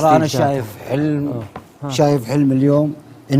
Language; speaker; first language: Arabic; native; Arabic